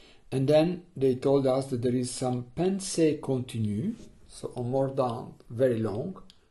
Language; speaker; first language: English; non-native, learner; Italian